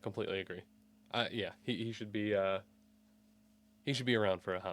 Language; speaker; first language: English; native; English